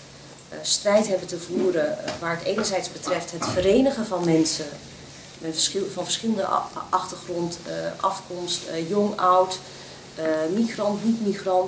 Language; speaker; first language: Dutch; native; Dutch